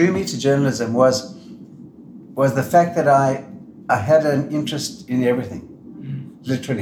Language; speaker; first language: English; native; English